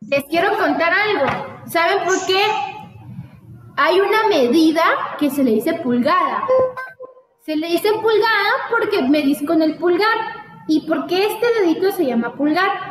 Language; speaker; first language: Spanish; native; Spanish